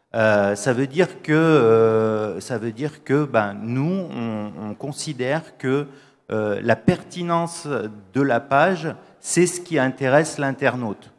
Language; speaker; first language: French; native; French